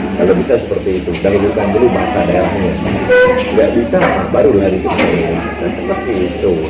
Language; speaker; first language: Indonesian; non-native, local second language; Achinese